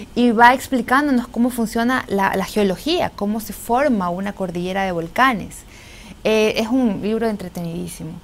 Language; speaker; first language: Spanish; native; Spanish